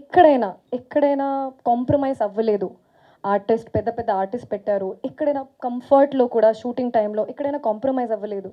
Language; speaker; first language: Telugu; non-native, fluent; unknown